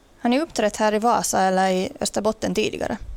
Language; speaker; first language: Swedish; native; Swedish